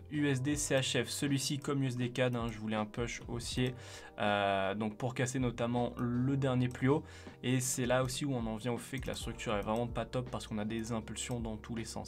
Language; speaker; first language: French; native; French